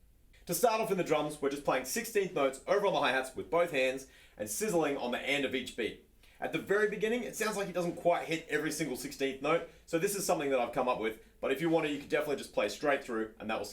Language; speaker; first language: English; native; English